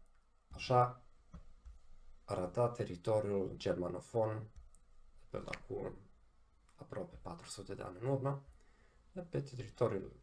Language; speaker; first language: Romanian; non-native, fluent; German